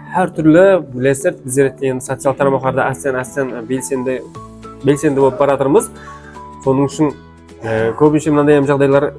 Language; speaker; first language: Uzbek; non-native, local second language; Kara-Kalpak